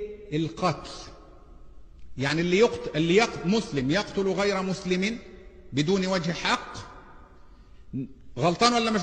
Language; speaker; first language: Arabic; native; Arabic